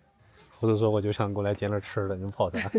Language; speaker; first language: Chinese; native; Chinese